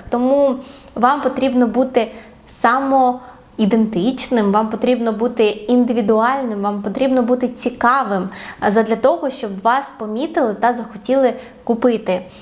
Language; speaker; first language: Ukrainian; non-native, local second language; Russian